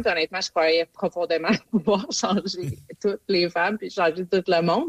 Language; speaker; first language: French; native; French